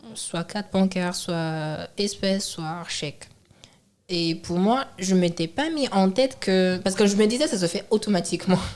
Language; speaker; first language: French; non-native, fluent; Chinese